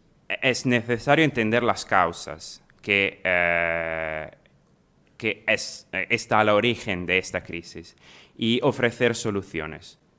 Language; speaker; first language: Spanish; non-native, fluent; Italian